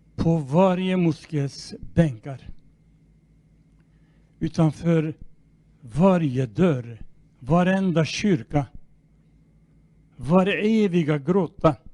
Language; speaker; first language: Swedish; non-native, fluent; Kurdish